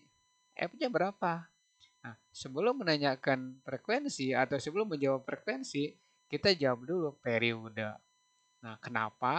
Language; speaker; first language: Indonesian; native; Indonesian